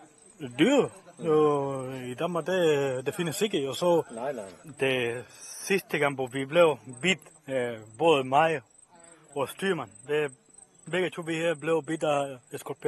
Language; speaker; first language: Danish; non-native, fluent; Spanish